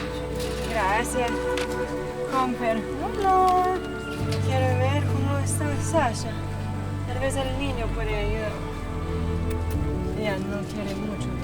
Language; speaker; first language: Spanish; non-native, learner; English